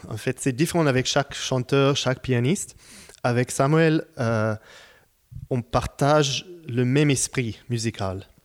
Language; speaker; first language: French; non-native, fluent; Hebrew